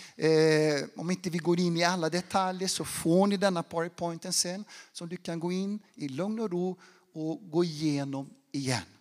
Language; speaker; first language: Swedish; non-native, fluent; Portuguese